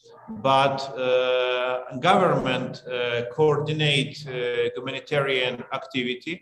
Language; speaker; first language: English; non-native, learner; Ukrainian